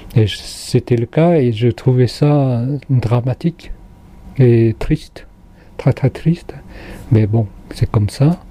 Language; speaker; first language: French; non-native, local second language; Khmer